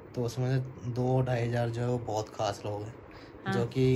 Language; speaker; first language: Hindi; native; Hindi